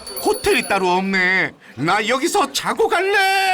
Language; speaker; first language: Korean; native; Korean